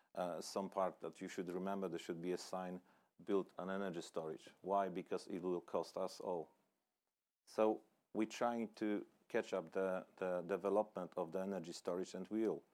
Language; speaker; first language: English; non-native, fluent; Polish